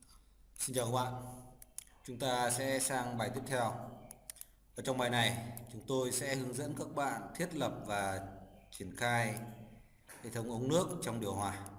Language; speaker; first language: Vietnamese; native; Vietnamese